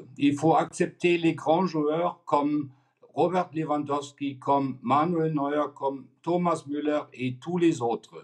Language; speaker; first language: French; non-native, fluent; German